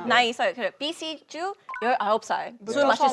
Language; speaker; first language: Korean; non-native, fluent; English